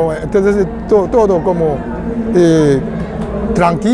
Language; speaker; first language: Spanish; non-native, learner; Korean